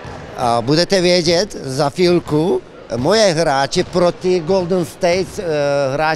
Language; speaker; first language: Czech; non-native, learner; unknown